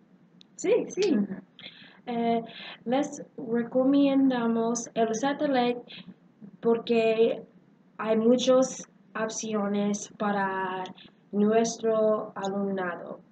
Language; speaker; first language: Spanish; non-native, learner; English